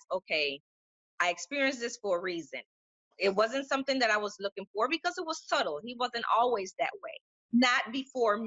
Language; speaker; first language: English; non-native, fluent; Spanish